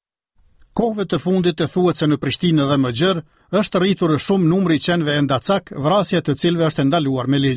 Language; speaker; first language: Albanian; native; Albanian